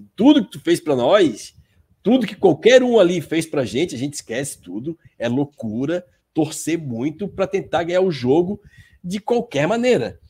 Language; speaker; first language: Portuguese; native; Portuguese